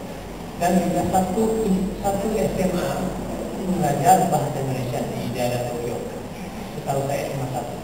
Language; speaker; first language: Indonesian; non-native, fluent; Japanese